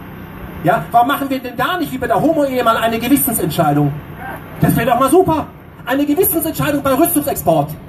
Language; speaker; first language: German; native; German